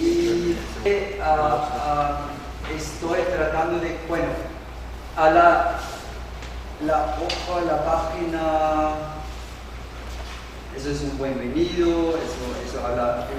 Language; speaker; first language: Spanish; non-native, learner; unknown